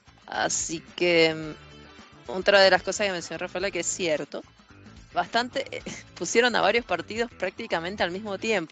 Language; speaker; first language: Spanish; native; Spanish